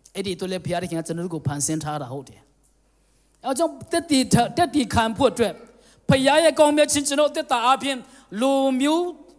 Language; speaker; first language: Burmese; non-native, local second language; Tedim Chin